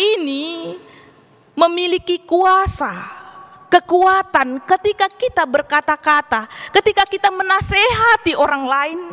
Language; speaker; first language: Indonesian; native; Indonesian